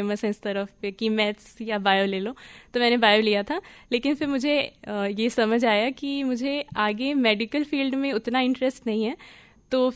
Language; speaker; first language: Hindi; native; Hindi